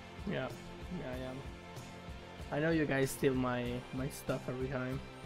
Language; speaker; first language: English; non-native, fluent; Italian